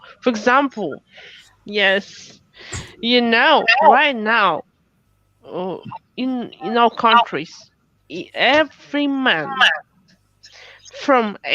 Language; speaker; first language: English; non-native, fluent; Russian